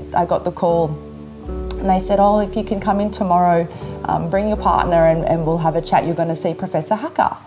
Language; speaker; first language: English; native; English